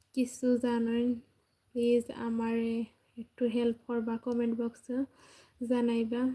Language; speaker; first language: Bangla; native; Bangla